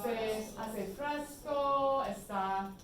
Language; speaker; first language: Spanish; non-native, fluent; English